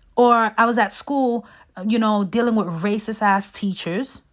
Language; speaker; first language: English; native; English